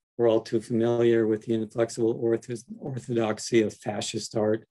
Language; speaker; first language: English; native; English